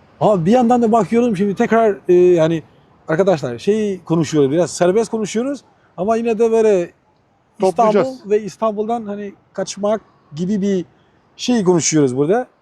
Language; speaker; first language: Turkish; non-native, fluent; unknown